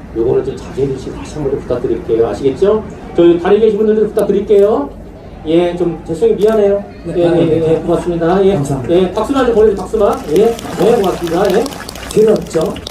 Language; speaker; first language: Korean; native; Korean